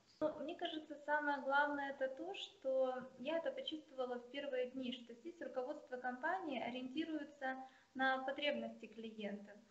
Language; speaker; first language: Russian; non-native, local second language; Ukrainian